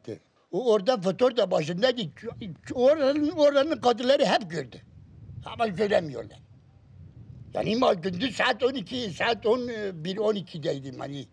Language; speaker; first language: Turkish; non-native, local second language; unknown